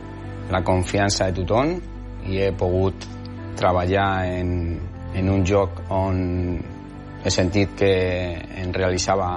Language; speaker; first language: Catalan; non-native, local second language; Spanish